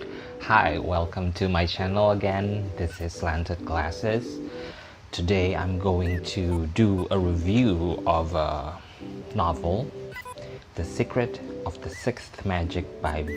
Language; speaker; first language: English; non-native, fluent; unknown